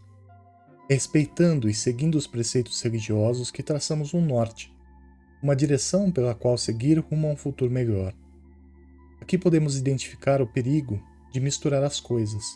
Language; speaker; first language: Portuguese; native; Portuguese